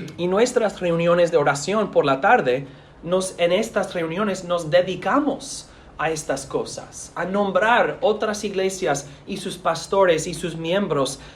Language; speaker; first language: Spanish; non-native, fluent; English